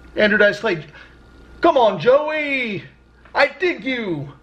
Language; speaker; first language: English; native; English